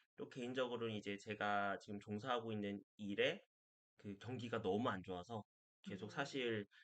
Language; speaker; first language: Korean; native; Korean